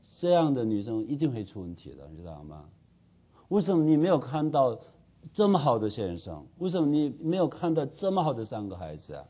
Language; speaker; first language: Chinese; non-native, fluent; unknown